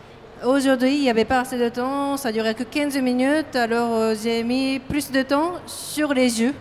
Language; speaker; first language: French; non-native, learner; Japanese